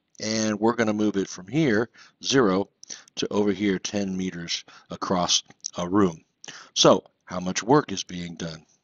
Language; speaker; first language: English; native; English